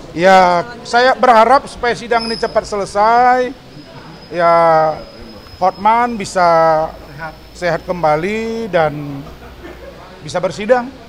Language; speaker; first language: Indonesian; native; Indonesian